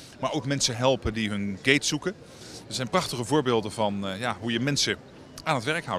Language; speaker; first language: Dutch; native; Dutch